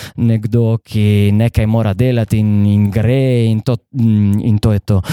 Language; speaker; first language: Slovenian; non-native, fluent; Italian